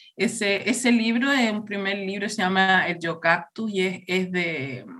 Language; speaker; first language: Spanish; native; Spanish